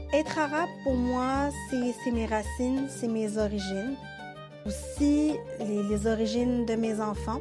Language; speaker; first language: French; non-native, local second language; Arabic